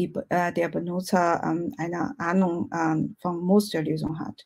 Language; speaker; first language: German; non-native, fluent; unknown